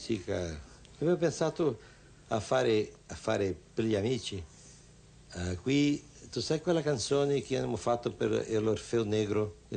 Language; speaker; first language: Italian; non-native, fluent; Portuguese